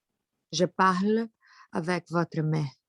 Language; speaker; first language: French; non-native, learner; Portuguese